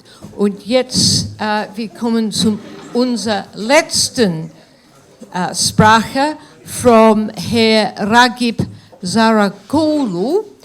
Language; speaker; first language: German; non-native, learner; English